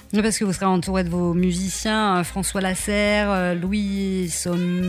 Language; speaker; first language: French; native; French